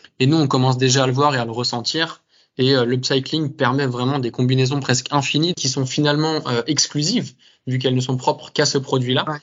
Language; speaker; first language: French; native; French